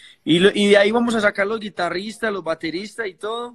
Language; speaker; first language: Spanish; native; Spanish